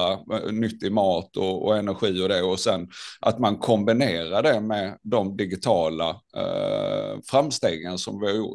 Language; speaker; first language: Swedish; native; Swedish